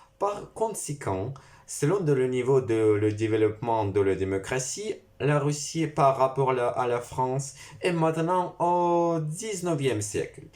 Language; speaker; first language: French; non-native, learner; Russian